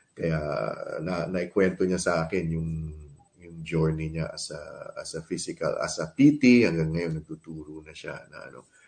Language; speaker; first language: Filipino; native; Filipino